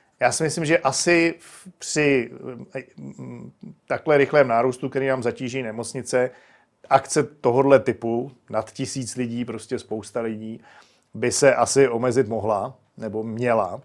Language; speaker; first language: Czech; native; Czech